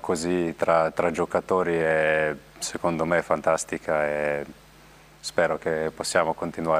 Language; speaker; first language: Italian; non-native, learner; Slovenian